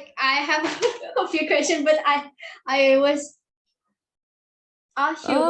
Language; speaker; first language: English; non-native, learner; Indonesian